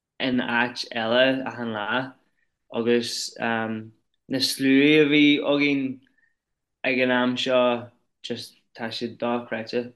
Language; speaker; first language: Irish; non-native, local second language; English